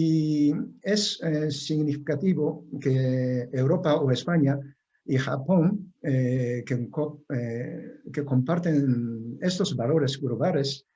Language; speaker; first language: Spanish; non-native, fluent; Japanese